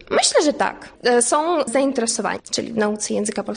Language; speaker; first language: Polish; non-native, learner; Ukrainian